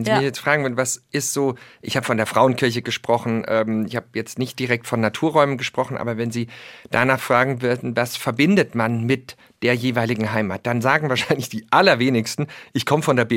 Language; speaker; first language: German; native; German